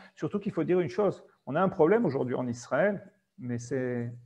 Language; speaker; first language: French; native; French